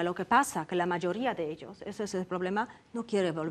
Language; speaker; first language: Spanish; non-native, fluent; Polish